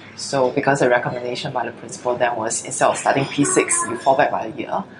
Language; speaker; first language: English; early bilingual, other home language; Chinese